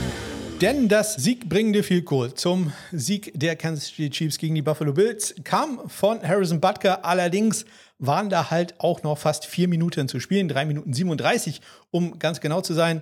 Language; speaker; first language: German; native; German